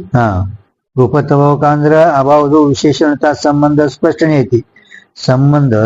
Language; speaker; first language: Hindi; non-native, local second language; Kannada